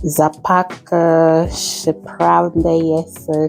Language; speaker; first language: Polish; non-native, learner; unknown